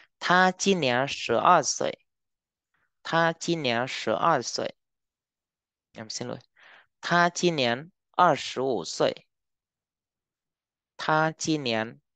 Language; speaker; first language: Chinese; non-native, fluent; Vietnamese